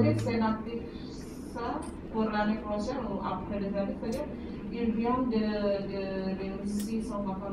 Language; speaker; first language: French; non-native, learner; Indonesian